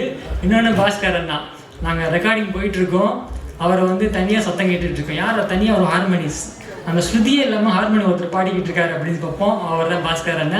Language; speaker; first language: Tamil; native; Tamil